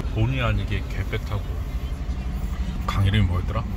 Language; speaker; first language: Korean; native; Korean